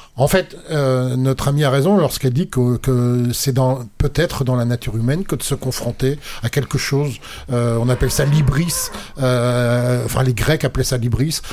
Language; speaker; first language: French; native; French